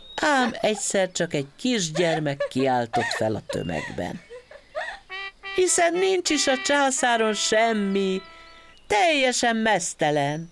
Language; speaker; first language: Hungarian; native; Hungarian